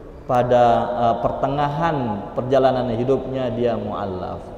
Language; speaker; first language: Indonesian; native; Indonesian